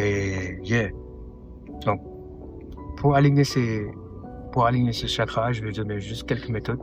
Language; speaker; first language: French; non-native, local second language; Wolof